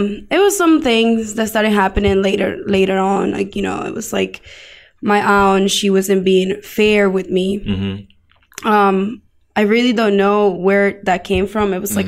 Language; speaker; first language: English; non-native, fluent; Spanish